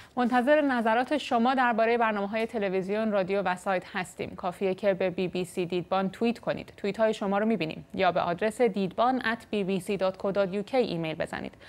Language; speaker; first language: Persian; native; Persian